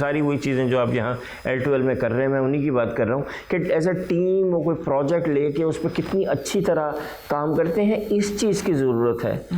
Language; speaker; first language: Urdu; early bilingual, heritage; Urdu